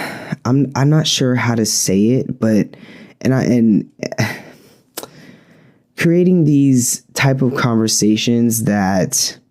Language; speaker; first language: English; native; English